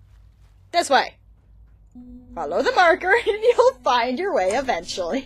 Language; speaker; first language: English; native; English